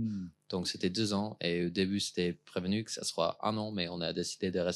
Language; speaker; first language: French; non-native, fluent; English